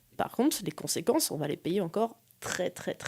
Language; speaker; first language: French; native; French